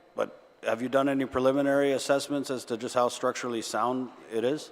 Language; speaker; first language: English; early bilingual, other home language; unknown